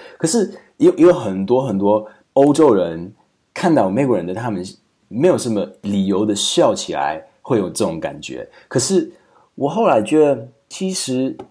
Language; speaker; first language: Chinese; non-native, fluent; Slovak